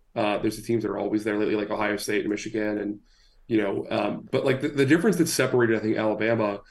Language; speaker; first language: English; native; English